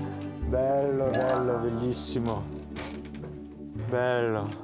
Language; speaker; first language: Italian; non-native, learner; Korean